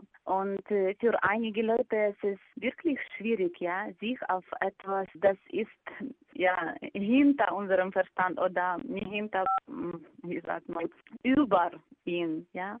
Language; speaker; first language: German; non-native, fluent; Ukrainian